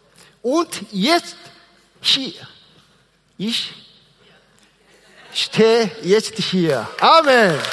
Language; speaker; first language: German; non-native, fluent; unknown